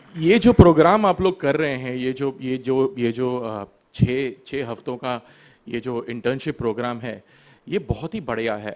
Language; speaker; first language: Hindi; non-native, local second language; Marathi